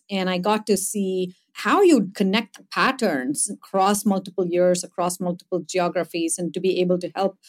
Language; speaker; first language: English; non-native, local second language; Tamil